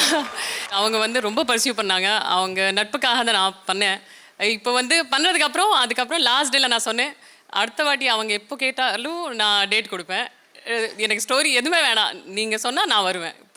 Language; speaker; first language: Tamil; non-native, fluent; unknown